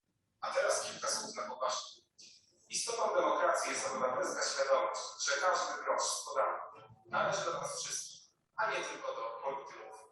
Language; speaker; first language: Polish; native; Polish